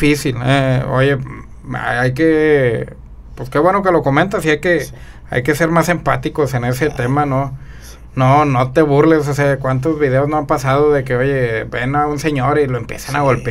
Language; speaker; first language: Spanish; native; Spanish